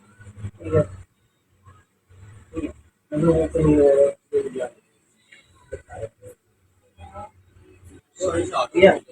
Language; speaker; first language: Chinese; non-native, learner; Filipino